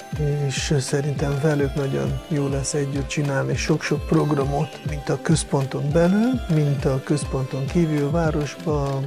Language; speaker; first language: Hungarian; non-native, fluent; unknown